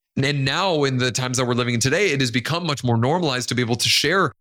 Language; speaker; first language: English; non-native, fluent; Spanish